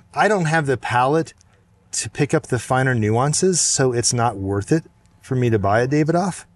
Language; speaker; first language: English; native; English